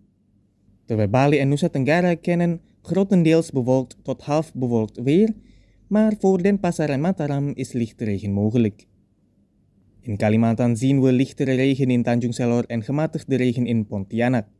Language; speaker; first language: Dutch; non-native, fluent; Indonesian